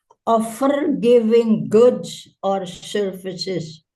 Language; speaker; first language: English; non-native, fluent; Indonesian